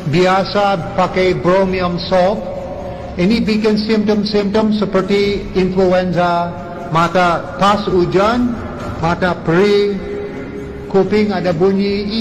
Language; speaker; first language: Indonesian; non-native, learner; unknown